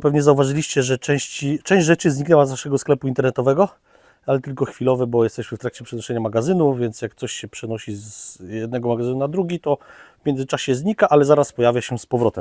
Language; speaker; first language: Polish; native; Polish